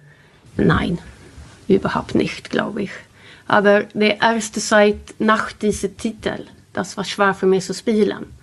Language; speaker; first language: German; non-native, learner; Swedish